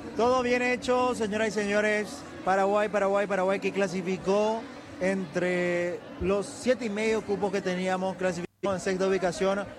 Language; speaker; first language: Spanish; native; Spanish